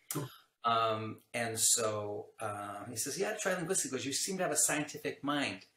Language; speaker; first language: English; native; English